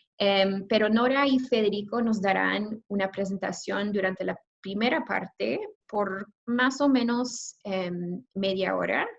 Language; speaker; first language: Spanish; non-native, fluent; English